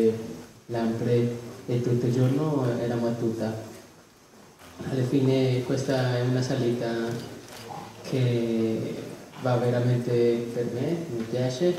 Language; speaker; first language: Italian; non-native, learner; Spanish